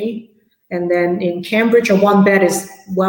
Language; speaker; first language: English; non-native, local second language; Cantonese